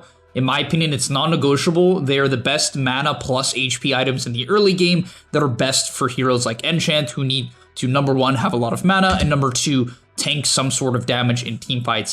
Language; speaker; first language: English; native; English